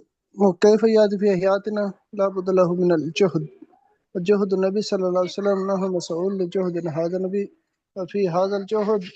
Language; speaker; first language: Arabic; non-native, learner; Urdu